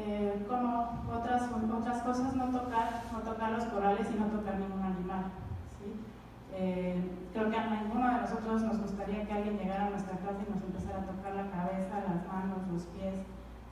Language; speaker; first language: Spanish; native; Spanish